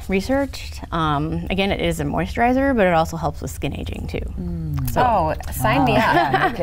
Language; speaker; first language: English; native; English